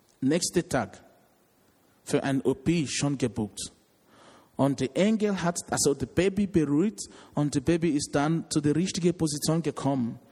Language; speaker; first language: German; non-native, learner; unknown